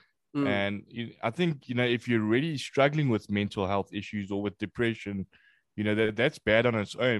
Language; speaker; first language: English; native; English